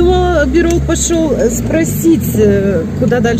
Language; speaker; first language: Russian; native; Russian